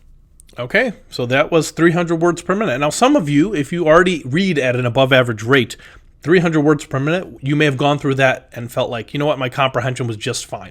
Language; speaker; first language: English; native; English